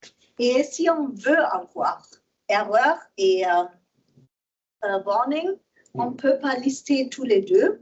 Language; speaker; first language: French; non-native, learner; German